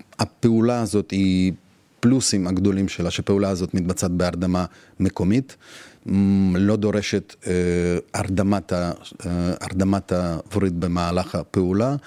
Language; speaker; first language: Hebrew; non-native, fluent; Russian